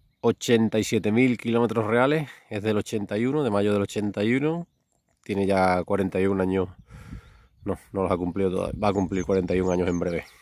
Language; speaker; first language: Spanish; native; Spanish